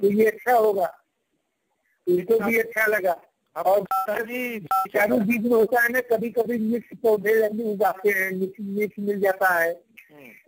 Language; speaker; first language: Hindi; native; Hindi